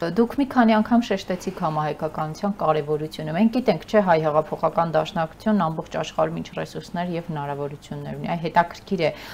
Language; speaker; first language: Armenian; native; Armenian